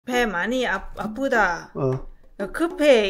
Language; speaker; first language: Korean; non-native, learner; Lao